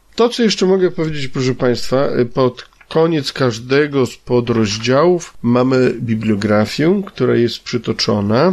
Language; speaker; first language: Polish; native; Polish